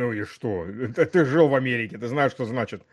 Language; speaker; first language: Russian; early bilingual, heritage; Russian